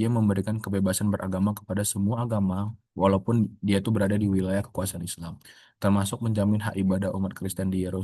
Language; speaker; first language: Indonesian; native; Indonesian